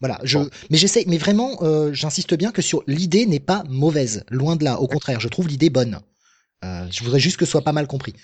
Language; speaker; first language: French; native; French